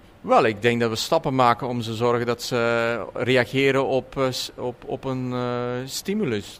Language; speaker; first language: Dutch; native; Dutch